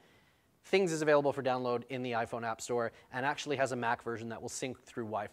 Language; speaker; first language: English; native; English